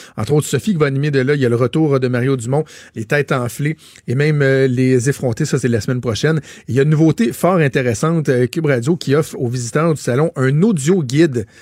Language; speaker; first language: French; native; French